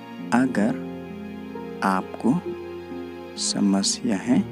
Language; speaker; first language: Hindi; non-native, local second language; Khasi